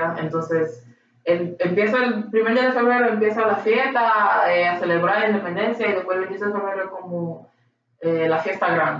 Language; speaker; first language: Spanish; early bilingual, heritage; Spanish